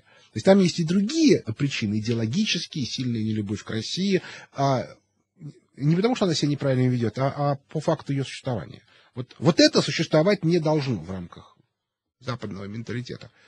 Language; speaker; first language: Russian; native; Russian